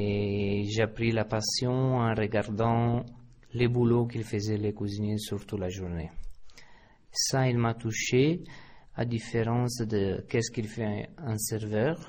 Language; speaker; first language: French; non-native, fluent; Italian